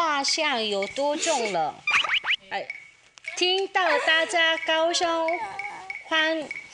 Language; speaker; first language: Chinese; non-native, fluent; Thai